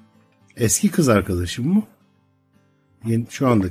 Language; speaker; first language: Turkish; native; Turkish